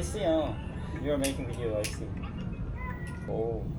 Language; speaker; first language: English; non-native, learner; Korean